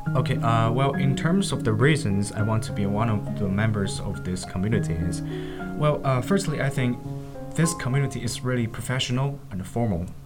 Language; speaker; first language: English; non-native, fluent; Chinese